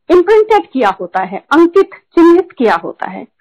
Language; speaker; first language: Hindi; native; Hindi